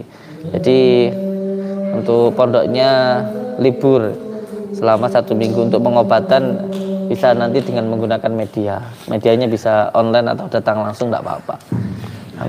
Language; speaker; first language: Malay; non-native, local second language; Javanese